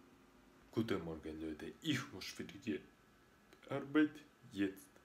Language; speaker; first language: German; non-native, learner; Russian